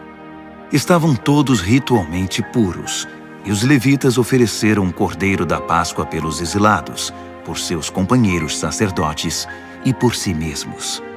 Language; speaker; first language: Portuguese; native; Portuguese